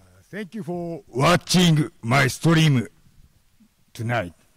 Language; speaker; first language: English; non-native, learner; Japanese